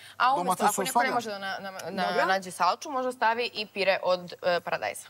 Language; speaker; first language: Croatian; native; Croatian